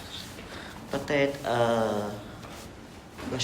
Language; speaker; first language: French; non-native, learner; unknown